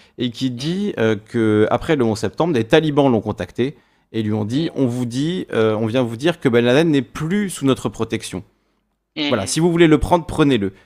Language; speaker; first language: French; native; French